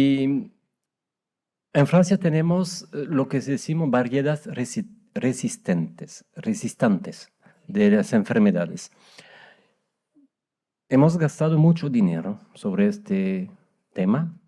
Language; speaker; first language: Spanish; non-native, fluent; French